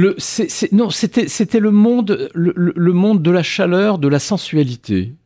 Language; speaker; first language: French; native; French